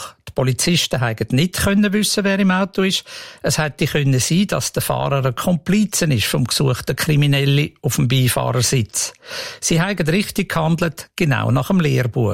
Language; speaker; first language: German; native; German